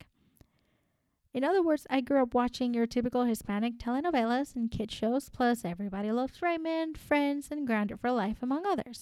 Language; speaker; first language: English; non-native, fluent; Spanish